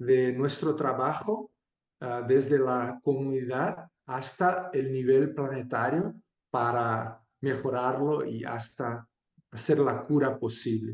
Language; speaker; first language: Spanish; non-native, fluent; Portuguese